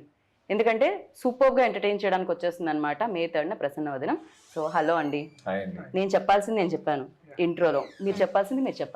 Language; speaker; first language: Telugu; native; Telugu